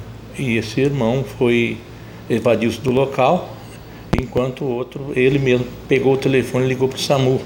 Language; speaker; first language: Portuguese; native; Portuguese